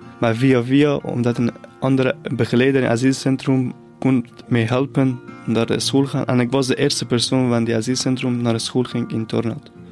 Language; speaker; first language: Dutch; non-native, fluent; Persian